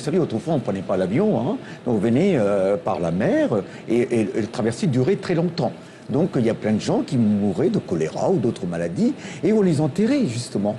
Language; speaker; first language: French; non-native, local second language; Tamil